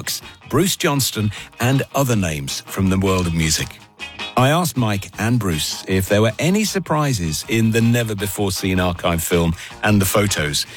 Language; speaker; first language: English; native; English